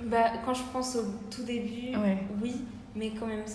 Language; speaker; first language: French; native; French